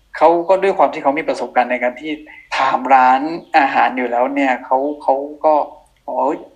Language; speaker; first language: Thai; non-native, local second language; Akha